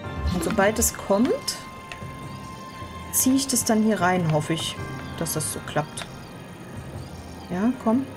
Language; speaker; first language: German; native; German